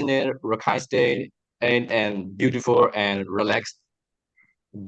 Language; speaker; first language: English; non-native, learner; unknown